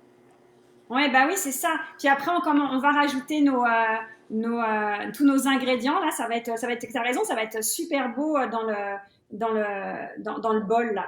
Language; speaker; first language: French; native; French